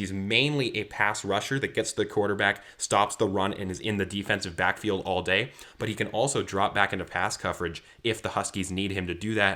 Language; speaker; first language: English; native; English